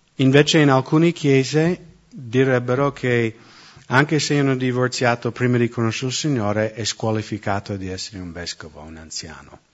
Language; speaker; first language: Italian; non-native, fluent; English